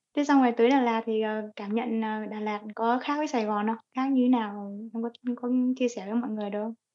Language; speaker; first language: Vietnamese; native; Vietnamese